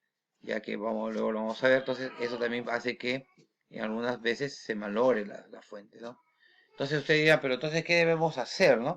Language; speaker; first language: Spanish; native; Spanish